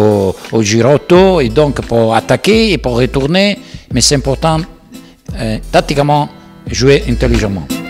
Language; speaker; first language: French; non-native, learner; Italian